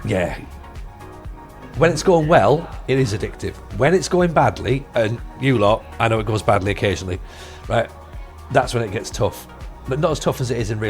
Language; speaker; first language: English; native; English